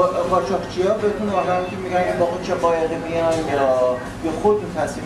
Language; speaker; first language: Persian; native; Persian